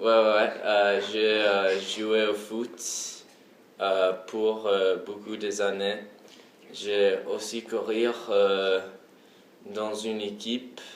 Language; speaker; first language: French; early bilingual, heritage; French